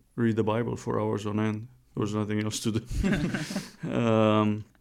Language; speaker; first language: English; non-native, fluent; Romanian